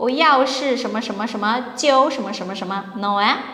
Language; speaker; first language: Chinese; non-native, fluent; Portuguese